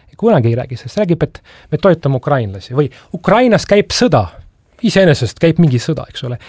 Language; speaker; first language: Estonian; non-native, local second language; Russian